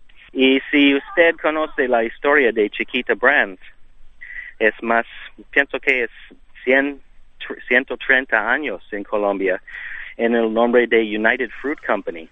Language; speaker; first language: Spanish; non-native, learner; English